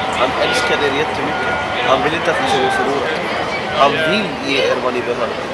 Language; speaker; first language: Swedish; non-native, fluent; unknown